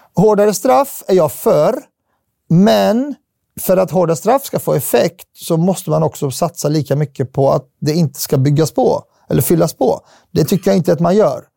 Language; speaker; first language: Swedish; early bilingual, other home language; Arabic